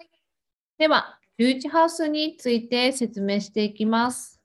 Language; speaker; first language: Japanese; native; Japanese